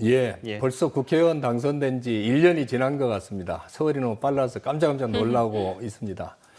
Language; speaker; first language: Korean; native; Korean